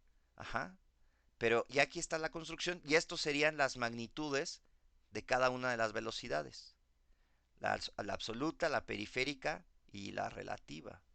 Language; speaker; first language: Spanish; native; Spanish